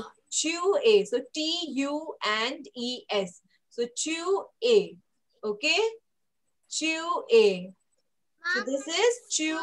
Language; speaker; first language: English; non-native, local second language; Hindi